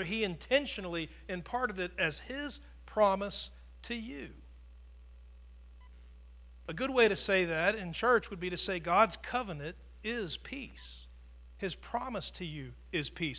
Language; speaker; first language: English; native; English